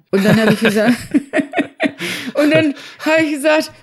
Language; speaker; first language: German; early bilingual, other home language; Turkish